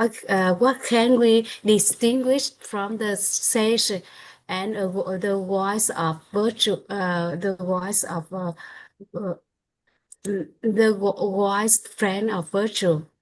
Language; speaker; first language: English; non-native, learner; Vietnamese